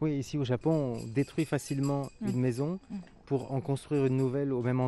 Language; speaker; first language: French; native; French